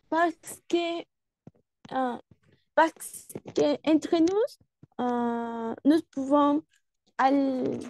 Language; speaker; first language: French; non-native, learner; Spanish